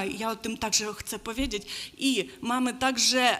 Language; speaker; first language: Polish; non-native, learner; Ukrainian